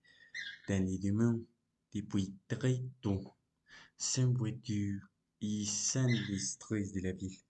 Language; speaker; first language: French; non-native, learner; Spanish